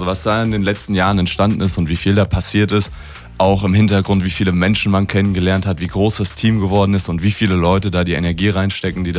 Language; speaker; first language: German; native; German